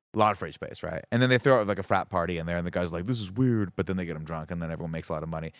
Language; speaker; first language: English; native; English